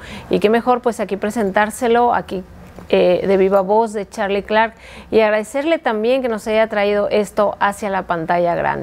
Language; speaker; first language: Spanish; native; Spanish